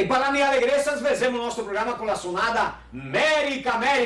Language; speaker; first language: Italian; early bilingual, heritage; Italian